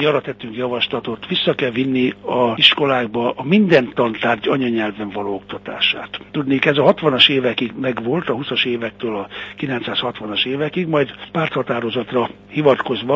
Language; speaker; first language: Hungarian; native; Hungarian